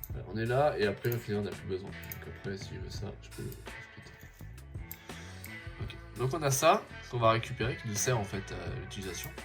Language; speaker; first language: French; native; French